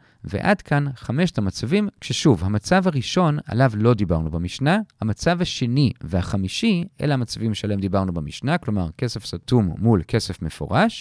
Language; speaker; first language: Hebrew; native; Hebrew